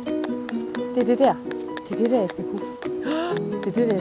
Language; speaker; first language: Danish; native; Danish